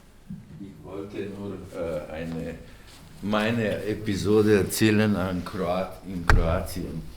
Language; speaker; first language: German; non-native, learner; Slovenian